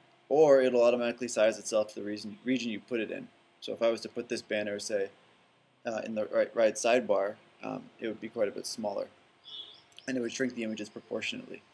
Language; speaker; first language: English; native; English